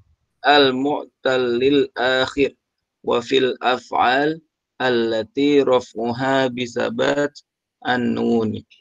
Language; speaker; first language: Arabic; non-native, learner; Indonesian